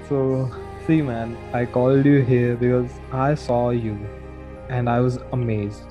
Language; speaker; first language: English; non-native, local second language; Hindi